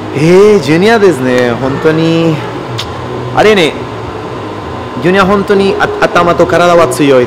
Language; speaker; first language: Japanese; non-native, learner; Spanish